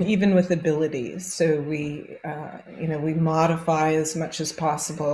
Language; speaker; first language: English; native; English